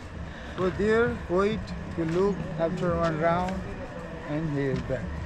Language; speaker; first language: English; non-native, learner; Nepali